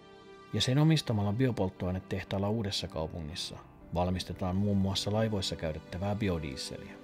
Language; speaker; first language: Finnish; native; Finnish